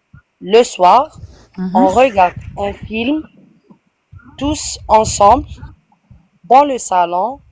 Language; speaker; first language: French; non-native, learner; Arabic